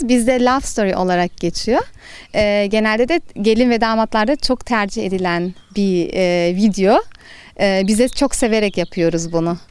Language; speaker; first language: Turkish; early bilingual, heritage; Turkish